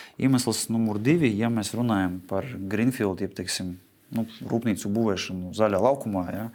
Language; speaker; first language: Latvian; non-native, local second language; Russian